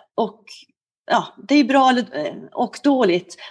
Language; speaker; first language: Swedish; early bilingual, heritage; Swedish